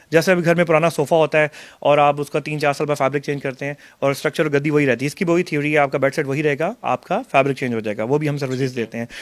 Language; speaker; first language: Urdu; non-native, local second language; Punjabi